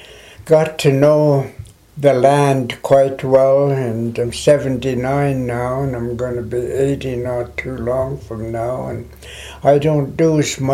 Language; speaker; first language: English; non-native, local second language; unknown